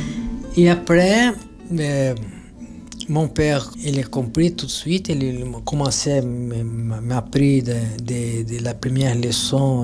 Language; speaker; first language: French; non-native, learner; Portuguese